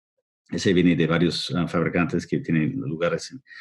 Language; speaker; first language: Spanish; non-native, fluent; English